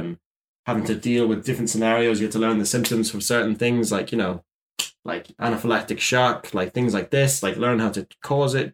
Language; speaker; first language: English; native; English